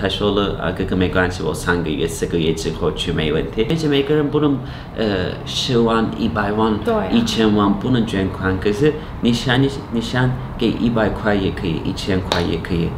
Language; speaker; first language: Chinese; non-native, fluent; Turkish